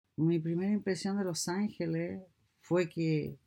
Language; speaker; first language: Spanish; native; Spanish